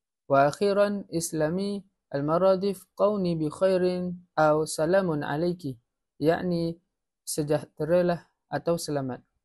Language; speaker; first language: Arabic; non-native, learner; Malay